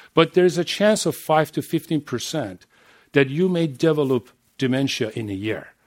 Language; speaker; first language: English; non-native, fluent; Persian